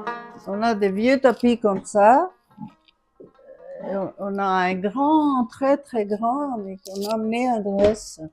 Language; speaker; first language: French; non-native, fluent; Greek